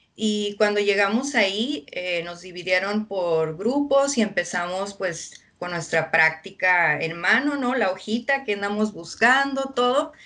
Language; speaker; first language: Spanish; early bilingual, heritage; Spanish